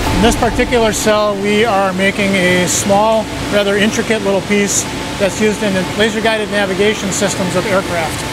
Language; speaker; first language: English; native; English